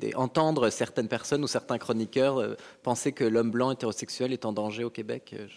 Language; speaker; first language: French; native; French